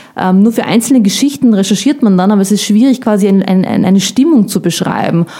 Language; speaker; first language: German; early bilingual, other home language; Bosnian